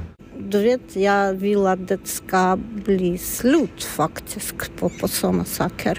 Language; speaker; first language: Swedish; non-native, fluent; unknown